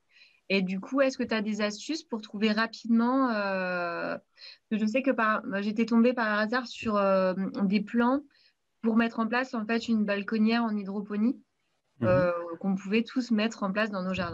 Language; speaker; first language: French; native; French